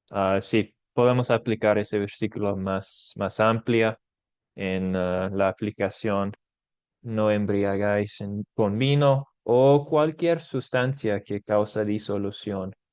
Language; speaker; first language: Spanish; non-native, fluent; English